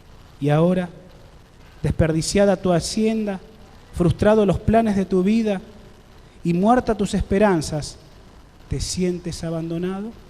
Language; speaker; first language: Spanish; native; Spanish